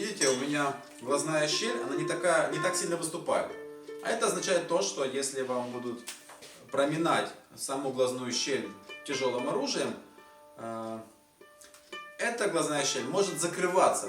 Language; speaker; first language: Russian; native; Russian